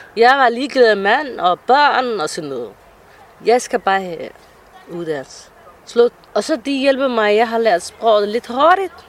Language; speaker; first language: Danish; non-native, fluent; Somali